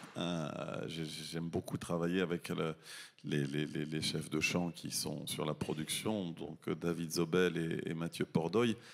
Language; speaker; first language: French; native; French